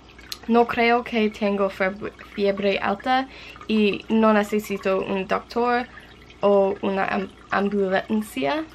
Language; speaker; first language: Spanish; non-native, learner; English